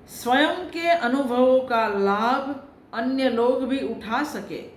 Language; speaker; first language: Hindi; non-native, local second language; Gujarati